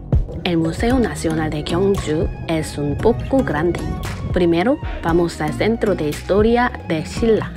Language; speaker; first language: Spanish; non-native, learner; Korean